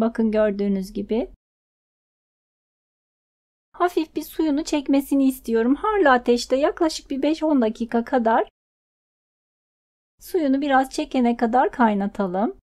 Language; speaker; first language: Turkish; native; Turkish